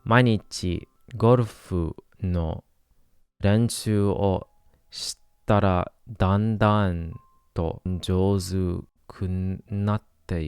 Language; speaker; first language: Japanese; non-native, learner; English